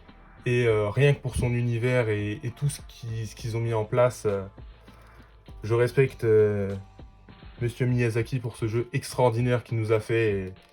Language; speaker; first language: French; native; French